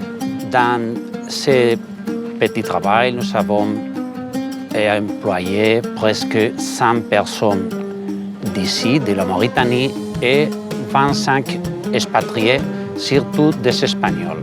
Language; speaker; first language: French; non-native, learner; Spanish